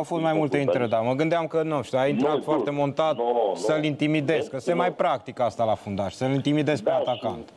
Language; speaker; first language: Romanian; native; Romanian